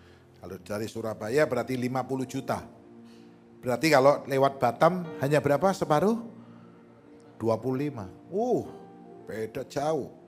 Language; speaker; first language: Indonesian; native; Indonesian